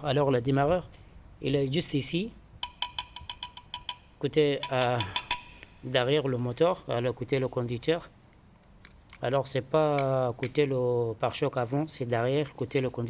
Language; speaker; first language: French; non-native, fluent; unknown